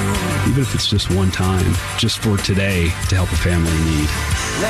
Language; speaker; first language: English; native; English